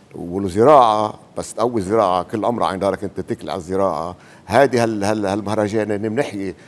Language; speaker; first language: Arabic; native; Arabic